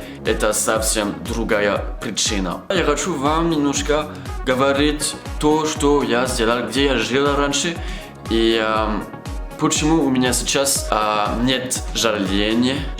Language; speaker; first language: Russian; non-native, learner; French